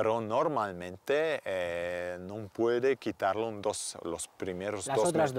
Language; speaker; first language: Spanish; non-native, learner; German